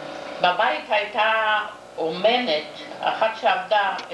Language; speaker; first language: Hebrew; non-native, fluent; Yiddish